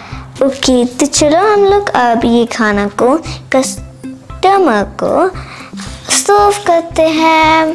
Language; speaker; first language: Hindi; native; Hindi